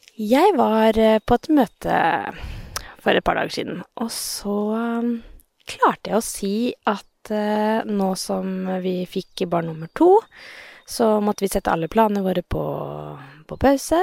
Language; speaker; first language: Norwegian; native; Norwegian